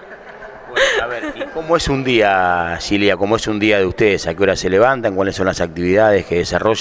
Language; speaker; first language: Spanish; native; Spanish